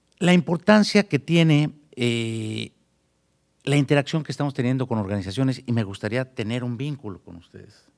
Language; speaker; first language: Spanish; native; Spanish